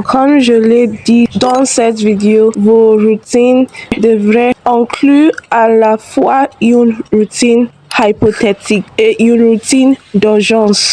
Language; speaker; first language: French; non-native, learner; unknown